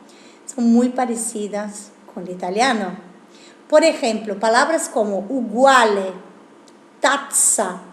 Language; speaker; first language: Spanish; non-native, fluent; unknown